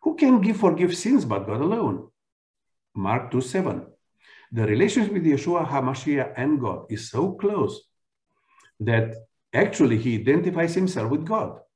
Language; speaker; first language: English; non-native, fluent; Romanian